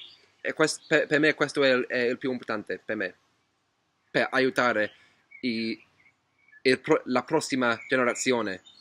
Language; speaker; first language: Italian; non-native, learner; English